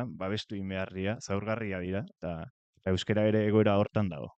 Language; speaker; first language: Basque; native; Basque